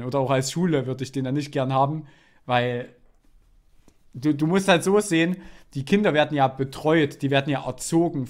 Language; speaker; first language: German; native; German